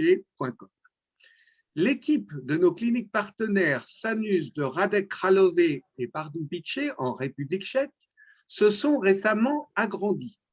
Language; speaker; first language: French; native; French